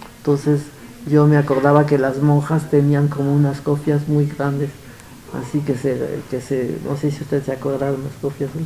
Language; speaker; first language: Spanish; early bilingual, other home language; Yiddish